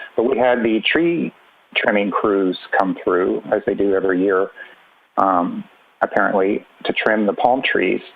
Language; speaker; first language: English; native; English